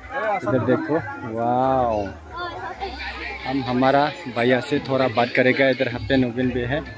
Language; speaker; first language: Hindi; non-native, local second language; Bodo